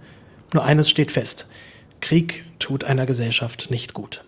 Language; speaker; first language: German; native; German